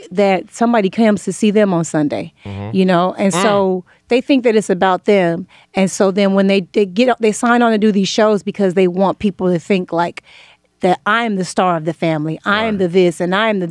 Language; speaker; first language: English; native; English